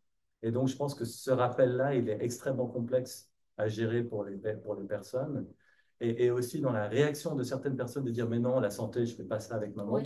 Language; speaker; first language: French; native; French